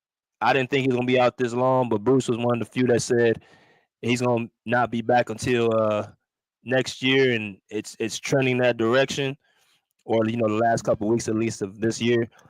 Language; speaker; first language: English; native; English